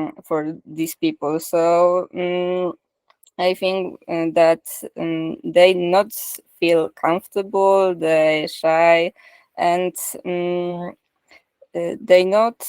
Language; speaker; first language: English; non-native, learner; Polish